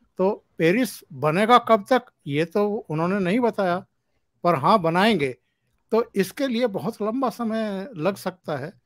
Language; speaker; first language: Hindi; native; Hindi